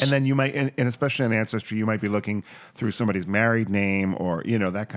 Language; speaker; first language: English; native; English